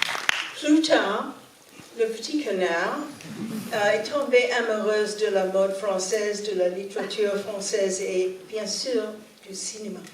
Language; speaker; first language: French; non-native, learner; English